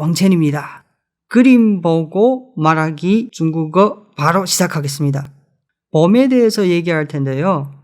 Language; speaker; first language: Korean; non-native, fluent; Chinese